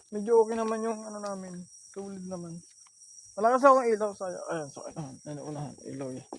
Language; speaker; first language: Filipino; non-native, local second language; Masbatenyo